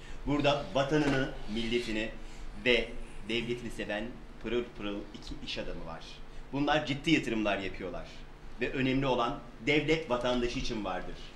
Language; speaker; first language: Turkish; native; Turkish